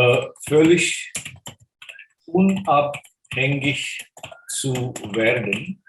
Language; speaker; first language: German; non-native, fluent; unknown